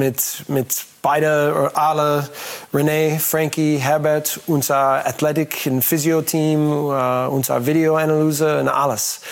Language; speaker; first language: German; non-native, learner; English